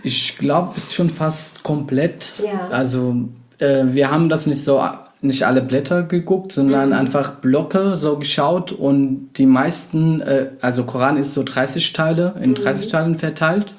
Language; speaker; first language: German; non-native, fluent; Arabic